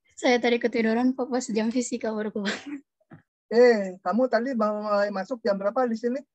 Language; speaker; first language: Indonesian; non-native, local second language; Sundanese